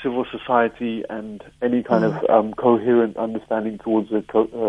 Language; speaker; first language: English; native; English